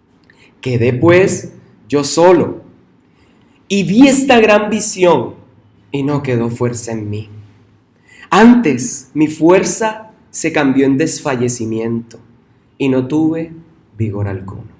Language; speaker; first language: Spanish; native; Spanish